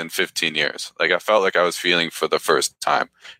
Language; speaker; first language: English; native; English